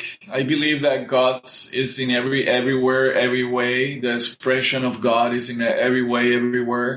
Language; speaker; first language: English; non-native, fluent; Spanish